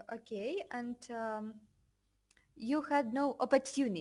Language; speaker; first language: English; non-native, fluent; Russian